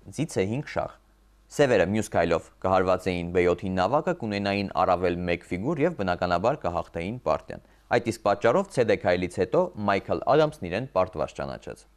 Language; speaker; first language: Armenian; native; Armenian